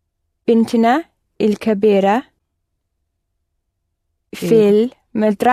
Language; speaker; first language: Arabic; non-native, learner; English